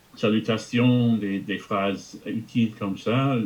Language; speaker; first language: French; non-native, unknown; English